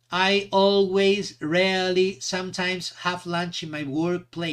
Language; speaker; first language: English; non-native, fluent; Spanish